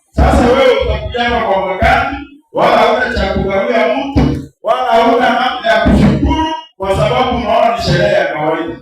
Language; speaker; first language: Swahili; non-native, local second language; Gusii